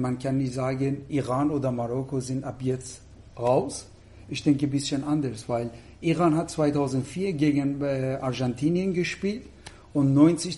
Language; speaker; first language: German; non-native, learner; Persian